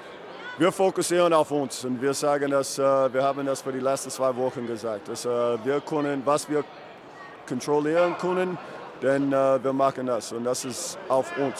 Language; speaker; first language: German; non-native, learner; English